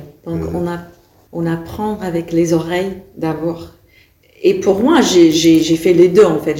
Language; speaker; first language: French; non-native, fluent; English